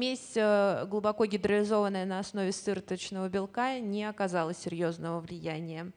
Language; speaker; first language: Russian; native; Russian